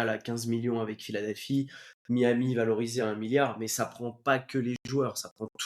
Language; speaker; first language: French; native; French